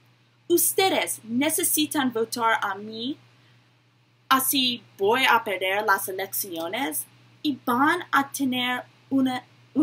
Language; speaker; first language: Spanish; non-native, learner; English